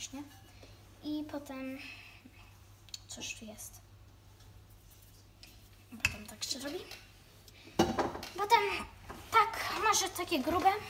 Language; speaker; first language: Polish; early bilingual, heritage; Polish